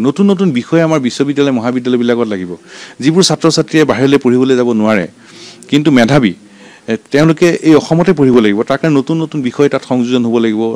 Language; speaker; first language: Assamese; native; Assamese